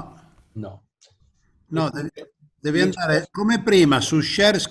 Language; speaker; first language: Italian; native; Italian